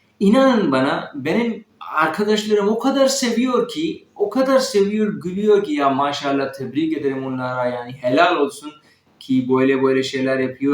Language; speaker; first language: Turkish; non-native, learner; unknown